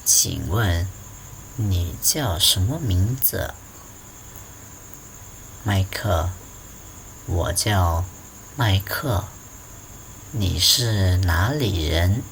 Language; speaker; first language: Chinese; non-native, fluent; Hmong